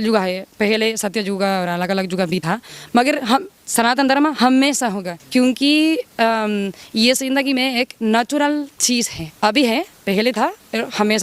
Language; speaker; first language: Hindi; non-native, learner; Spanish